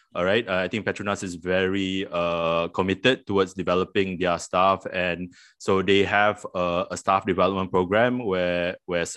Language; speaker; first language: English; non-native, local second language; Malay